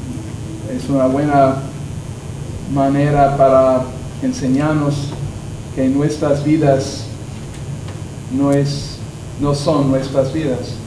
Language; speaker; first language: Spanish; non-native, learner; English